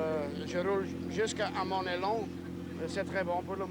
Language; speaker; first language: French; non-native, learner; Dutch